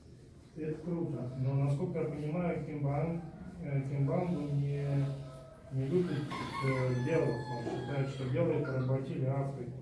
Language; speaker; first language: Russian; native; Russian